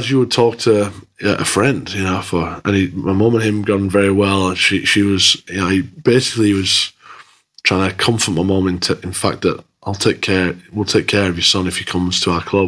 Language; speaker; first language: English; native; English